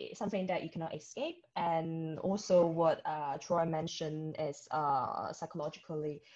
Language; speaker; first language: English; non-native, local second language; Cantonese